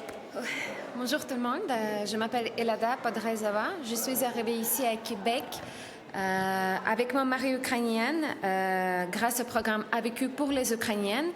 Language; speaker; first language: French; non-native, learner; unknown